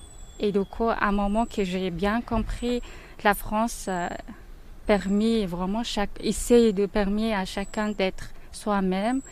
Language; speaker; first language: French; non-native, learner; Mongolian